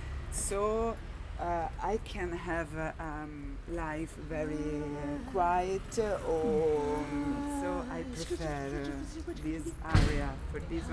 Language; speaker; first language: English; non-native, learner; Italian